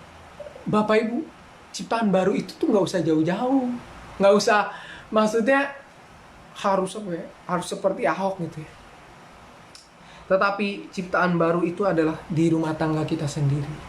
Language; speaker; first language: Indonesian; native; Indonesian